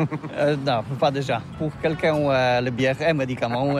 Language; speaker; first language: French; non-native, learner; Polish